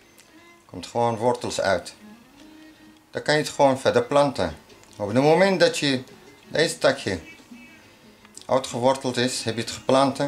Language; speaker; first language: Dutch; non-native, learner; Arabic